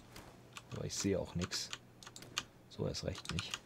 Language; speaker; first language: German; native; German